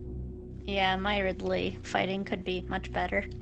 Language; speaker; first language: English; native; English